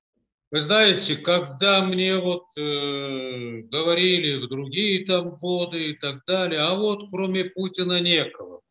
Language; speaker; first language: Russian; native; Russian